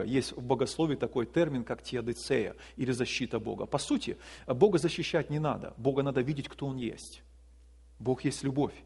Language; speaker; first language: Russian; native; Russian